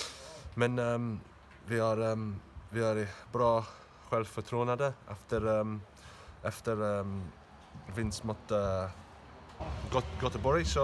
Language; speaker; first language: Swedish; non-native, learner; English